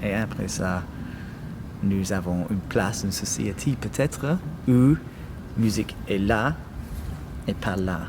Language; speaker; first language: French; non-native, learner; English